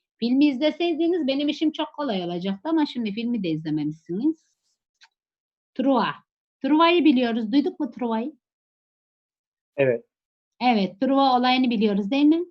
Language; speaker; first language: Turkish; native; Turkish